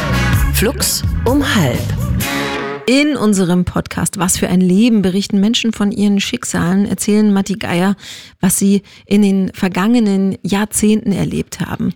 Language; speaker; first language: German; native; German